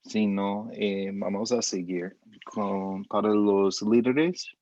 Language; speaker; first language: Spanish; non-native, fluent; English